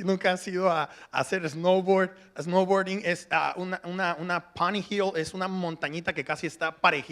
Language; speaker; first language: Spanish; early bilingual, heritage; Spanish